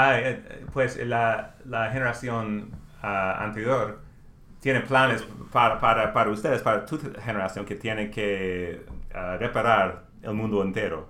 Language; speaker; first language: Spanish; non-native, learner; English